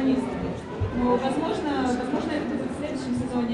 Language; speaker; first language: Russian; native; Russian